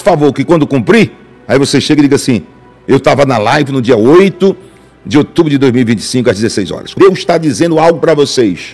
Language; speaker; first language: Portuguese; native; Portuguese